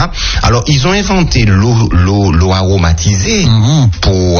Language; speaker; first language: French; native; French